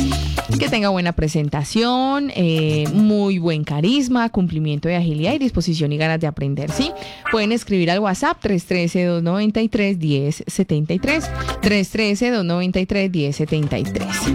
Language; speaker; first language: Spanish; native; Spanish